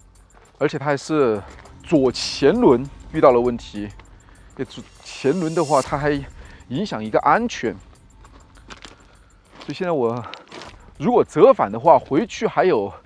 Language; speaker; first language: Chinese; native; Chinese